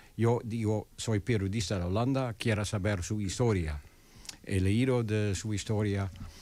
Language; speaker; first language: Spanish; non-native, learner; Dutch